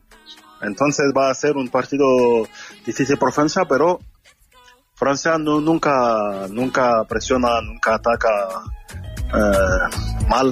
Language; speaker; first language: Spanish; non-native, learner; French